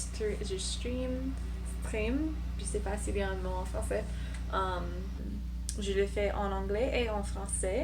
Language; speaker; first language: French; non-native, learner; English